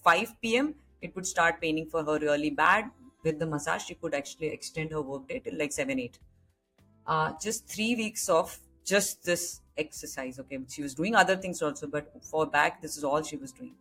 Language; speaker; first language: English; non-native, local second language; Hindi